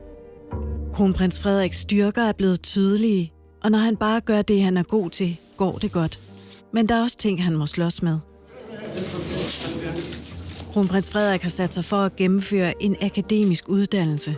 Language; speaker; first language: Danish; native; Danish